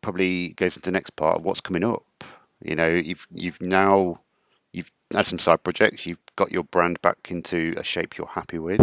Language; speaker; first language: English; native; English